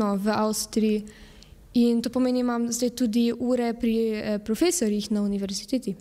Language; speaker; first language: Slovenian; early bilingual, heritage; Slovenian